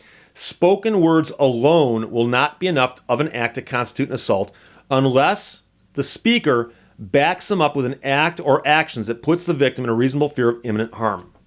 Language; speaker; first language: English; native; English